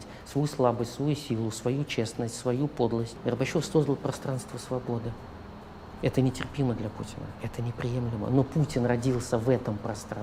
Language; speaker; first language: Russian; native; Russian